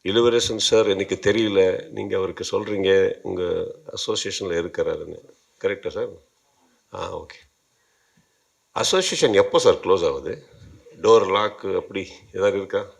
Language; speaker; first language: Tamil; non-native, learner; Kannada